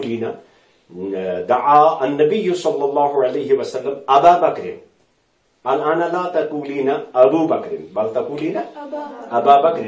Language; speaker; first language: Arabic; non-native, fluent; Urdu